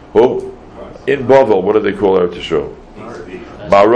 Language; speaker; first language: English; native; English